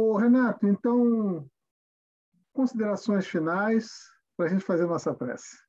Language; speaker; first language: Portuguese; native; Portuguese